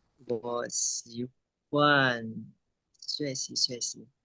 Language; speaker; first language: Chinese; non-native, learner; Indonesian